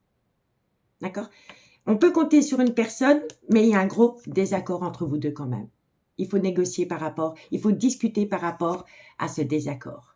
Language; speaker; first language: French; native; French